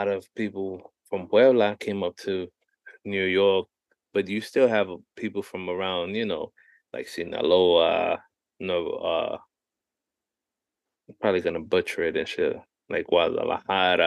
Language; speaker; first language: English; native; English